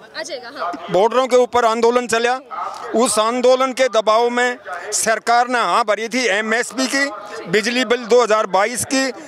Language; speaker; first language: Hindi; native; Hindi